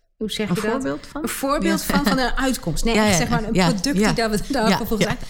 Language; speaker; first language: Dutch; native; Dutch